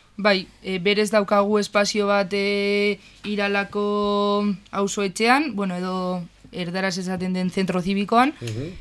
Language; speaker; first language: Basque; native; Basque